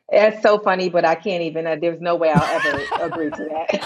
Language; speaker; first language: English; native; English